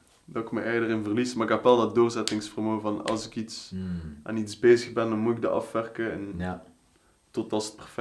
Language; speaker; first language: Dutch; native; Dutch